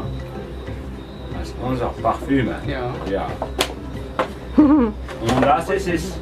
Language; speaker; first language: German; non-native, learner; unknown